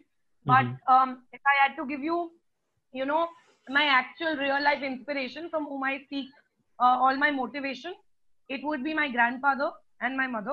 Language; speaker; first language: English; non-native, local second language; Hindi